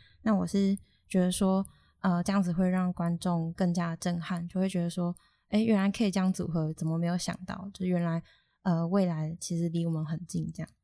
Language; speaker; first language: Chinese; native; Chinese